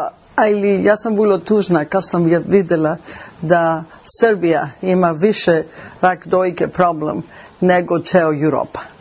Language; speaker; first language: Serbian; non-native, learner; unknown